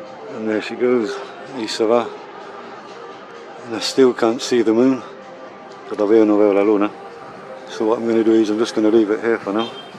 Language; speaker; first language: English; early bilingual, other home language; Spanish